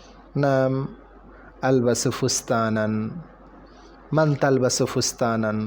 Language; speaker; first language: Arabic; non-native, fluent; Bangla